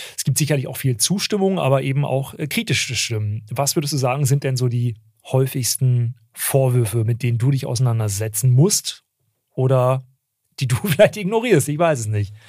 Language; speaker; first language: German; early bilingual, other home language; Turkish